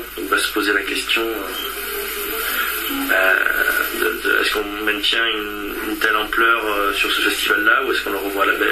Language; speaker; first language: French; native; French